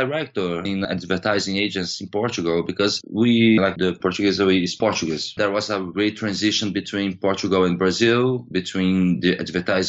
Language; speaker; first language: English; non-native, fluent; Portuguese